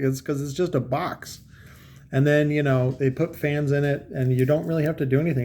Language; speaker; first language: English; native; English